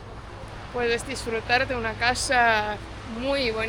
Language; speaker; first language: Spanish; non-native, fluent; Portuguese